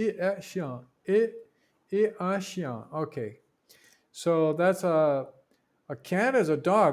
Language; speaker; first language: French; non-native, learner; English